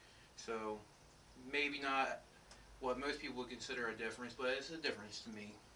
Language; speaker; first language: English; native; English